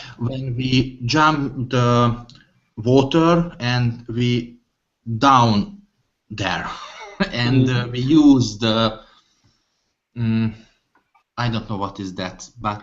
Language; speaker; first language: English; non-native, learner; Hungarian